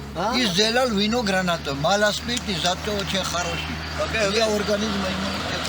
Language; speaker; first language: Russian; non-native, fluent; Georgian